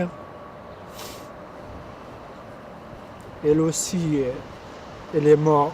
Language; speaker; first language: French; non-native, learner; Pashto